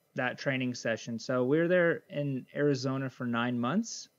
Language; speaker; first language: English; native; English